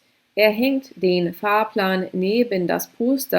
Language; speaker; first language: German; non-native, fluent; English